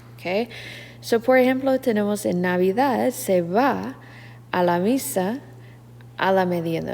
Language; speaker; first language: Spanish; non-native, fluent; English